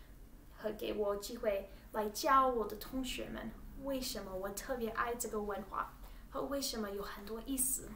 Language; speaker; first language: Chinese; non-native, learner; English